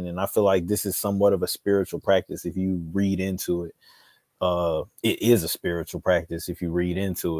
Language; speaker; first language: English; native; English